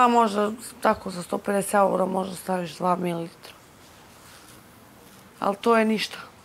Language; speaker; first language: Serbian; native; Serbian